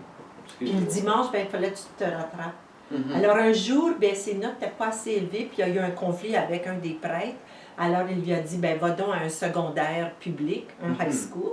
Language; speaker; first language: French; native; French